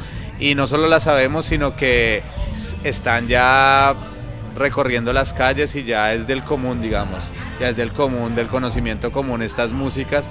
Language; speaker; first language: Spanish; native; Spanish